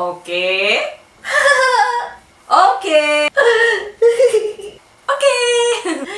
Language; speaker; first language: English; non-native, learner; Indonesian